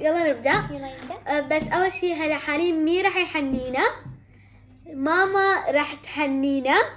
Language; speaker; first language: Arabic; native; Arabic